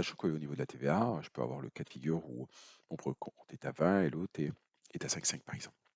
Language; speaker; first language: French; native; French